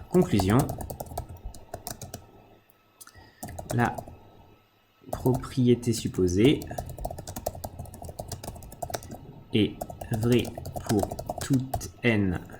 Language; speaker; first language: French; native; French